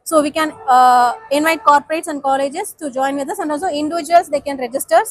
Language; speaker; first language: English; non-native, local second language; Tamil